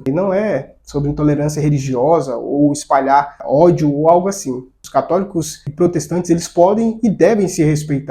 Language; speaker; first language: Portuguese; native; Portuguese